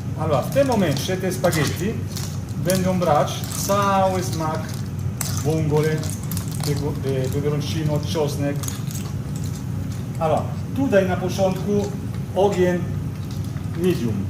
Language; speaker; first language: Polish; non-native, learner; Italian